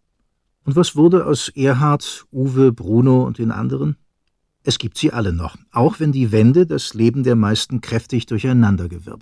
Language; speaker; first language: German; native; German